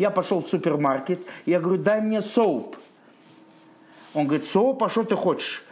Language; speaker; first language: Russian; native; Russian